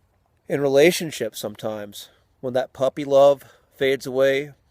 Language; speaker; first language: English; native; English